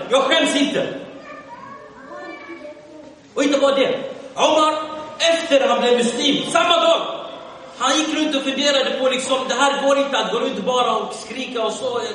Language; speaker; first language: Swedish; early bilingual, other home language; Arabic